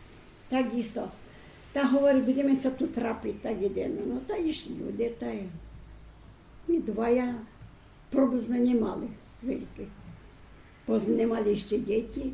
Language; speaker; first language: Slovak; early bilingual, heritage; Slovak